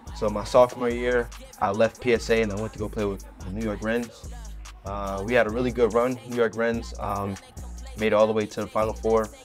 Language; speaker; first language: English; native; English